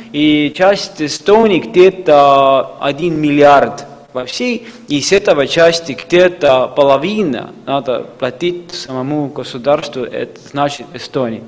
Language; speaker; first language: Russian; non-native, fluent; Estonian